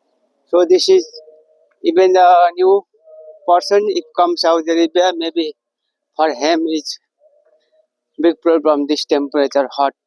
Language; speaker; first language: English; non-native, learner; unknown